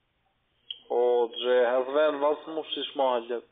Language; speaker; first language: German; non-native, learner; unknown